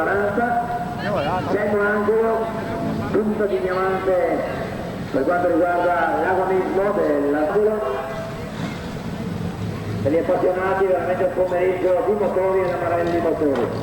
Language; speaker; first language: Italian; native; Italian